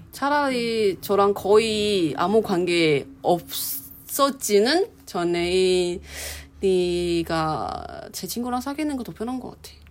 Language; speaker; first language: Korean; non-native, learner; Chinese